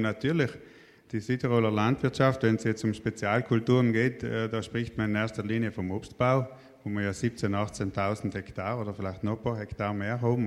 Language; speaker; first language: German; native; German